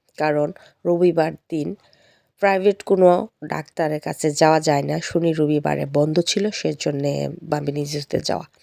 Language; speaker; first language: Bangla; native; Bangla